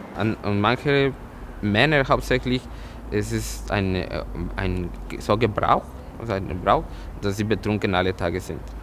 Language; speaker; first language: German; non-native, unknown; Spanish